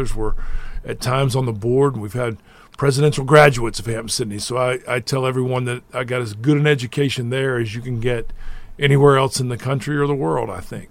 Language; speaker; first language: English; native; English